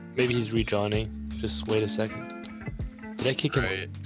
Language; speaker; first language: English; non-native, fluent; German